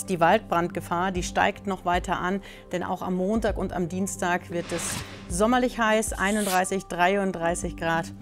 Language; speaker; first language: German; native; German